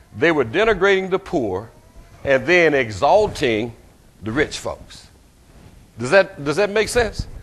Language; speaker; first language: English; native; English